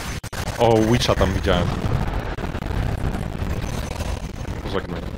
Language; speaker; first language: Polish; native; Polish